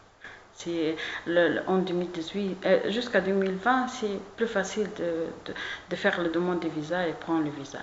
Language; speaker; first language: French; non-native, learner; Arabic